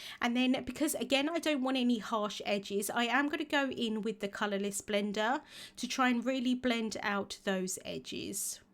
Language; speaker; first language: English; native; English